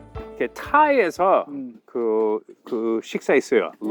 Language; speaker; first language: Korean; early bilingual, heritage; English